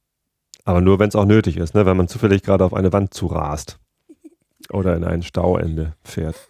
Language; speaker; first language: German; native; German